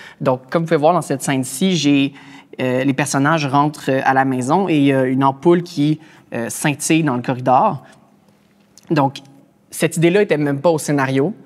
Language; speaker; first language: French; native; French